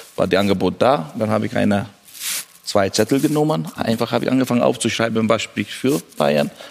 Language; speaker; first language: German; non-native, fluent; Hungarian